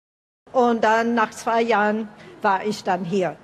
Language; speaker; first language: German; non-native, fluent; English